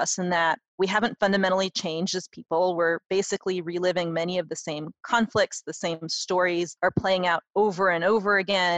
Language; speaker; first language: English; native; English